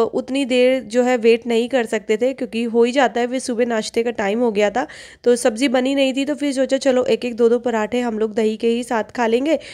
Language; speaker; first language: Hindi; native; Hindi